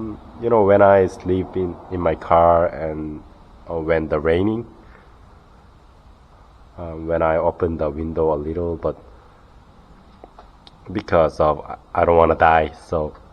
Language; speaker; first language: English; non-native, learner; Korean